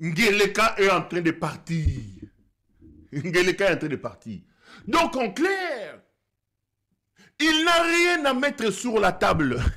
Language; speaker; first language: French; non-native, local second language; Lingala